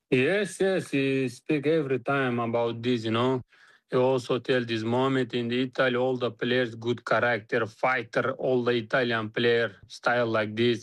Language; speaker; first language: English; non-native, learner; Uzbek